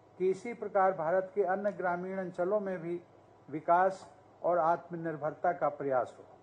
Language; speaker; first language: Hindi; native; Hindi